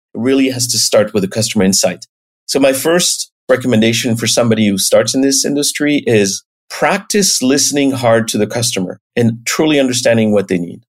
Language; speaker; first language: English; non-native, fluent; French